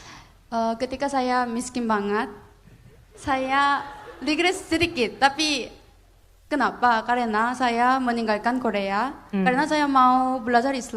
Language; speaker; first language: Indonesian; non-native, learner; Korean